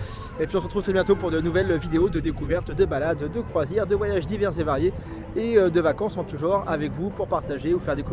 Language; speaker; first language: French; native; French